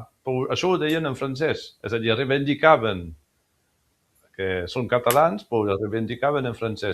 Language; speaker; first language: Catalan; early bilingual, heritage; French